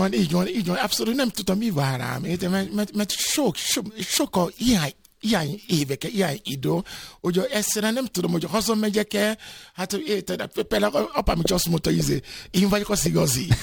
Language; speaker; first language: Hungarian; non-native, fluent; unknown